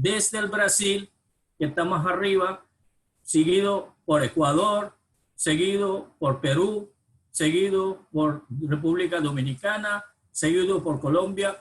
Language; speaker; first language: Spanish; non-native, fluent; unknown